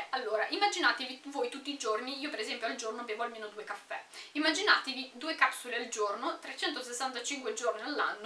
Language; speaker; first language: Italian; native; Italian